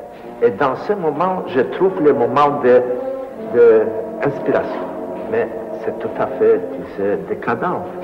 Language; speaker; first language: French; non-native, fluent; Polish